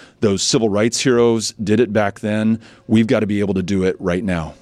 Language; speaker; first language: English; native; English